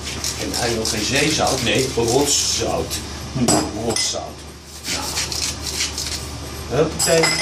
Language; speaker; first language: Dutch; native; Dutch